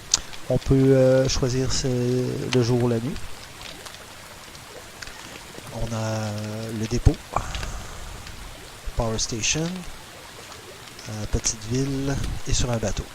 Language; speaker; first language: French; native; French